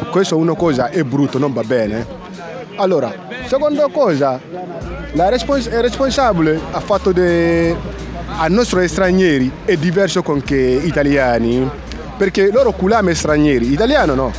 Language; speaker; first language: Italian; non-native, learner; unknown